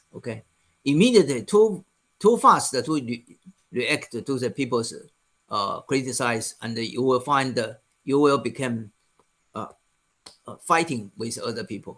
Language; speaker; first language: English; non-native, fluent; Chinese